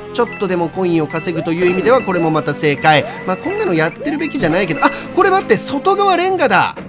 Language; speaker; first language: Japanese; native; Japanese